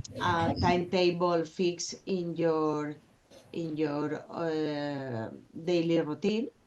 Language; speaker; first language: English; non-native, fluent; Spanish